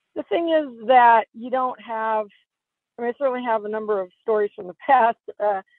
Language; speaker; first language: English; native; English